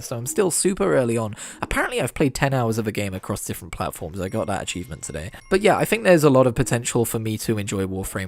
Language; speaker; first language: English; native; English